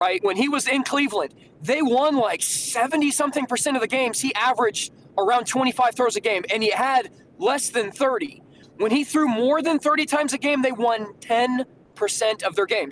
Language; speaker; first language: English; native; English